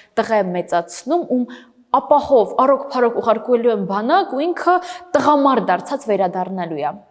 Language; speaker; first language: Armenian; native; Armenian